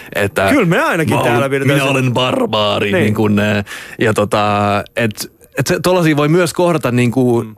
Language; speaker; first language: Finnish; early bilingual, heritage; Finnish